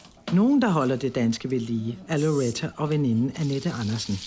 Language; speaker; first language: Danish; native; Danish